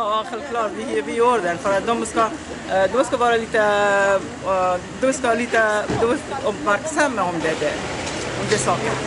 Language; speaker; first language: Swedish; non-native, local second language; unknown